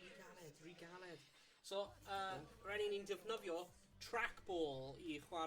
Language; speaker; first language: Welsh; native; Welsh